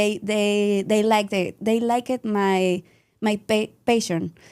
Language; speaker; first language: English; non-native, learner; Spanish